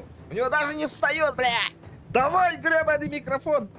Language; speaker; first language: Russian; native; Russian